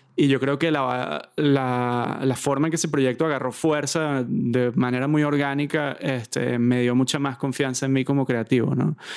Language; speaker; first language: Spanish; native; Spanish